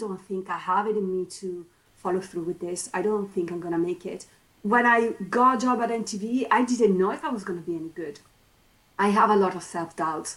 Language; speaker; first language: English; non-native, fluent; Italian